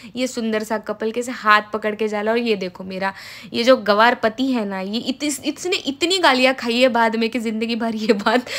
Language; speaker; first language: Hindi; non-native, local second language; Marathi